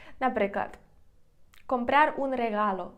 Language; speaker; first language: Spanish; non-native, fluent; Ukrainian